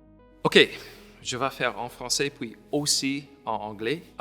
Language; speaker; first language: French; non-native, local second language; English